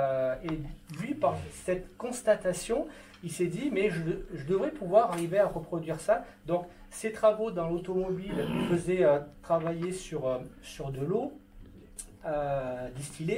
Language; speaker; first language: French; native; French